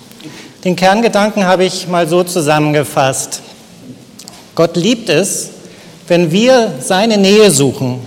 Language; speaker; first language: German; native; German